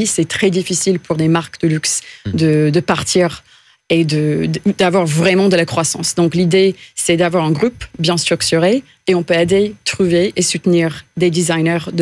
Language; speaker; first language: French; non-native, fluent; English